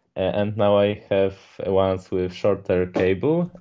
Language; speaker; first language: English; non-native, fluent; Polish